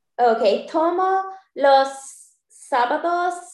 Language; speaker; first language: Spanish; non-native, learner; English